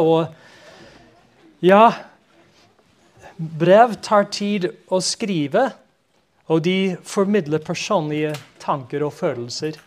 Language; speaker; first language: Norwegian; non-native, fluent; English